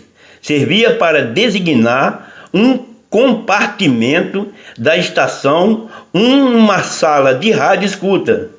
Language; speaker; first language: Portuguese; native; Portuguese